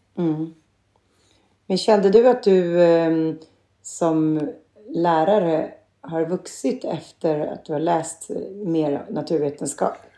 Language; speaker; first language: Swedish; native; Swedish